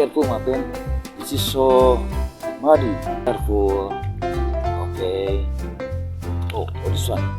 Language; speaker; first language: English; non-native, learner; Indonesian